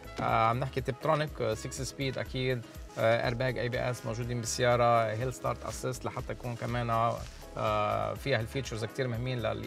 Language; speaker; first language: Arabic; native; Arabic